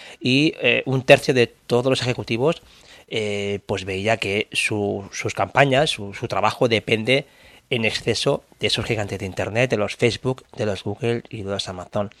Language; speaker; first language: Spanish; native; Spanish